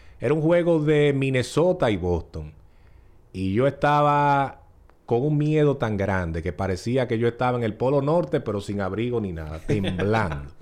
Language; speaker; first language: Spanish; native; Spanish